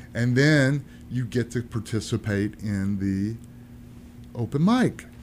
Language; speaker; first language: English; native; English